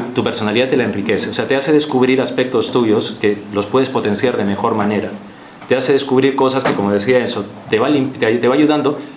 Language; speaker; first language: Spanish; native; Spanish